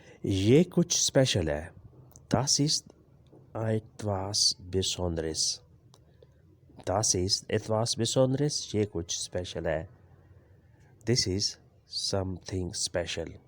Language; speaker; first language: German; non-native, learner; Urdu